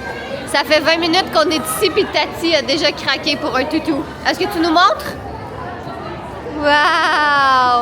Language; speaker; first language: French; native; French